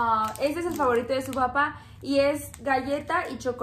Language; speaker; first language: Spanish; native; Spanish